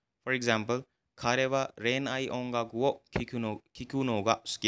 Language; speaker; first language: Japanese; non-native, fluent; Hindi